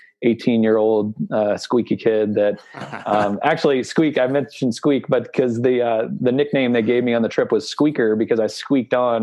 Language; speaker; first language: English; native; English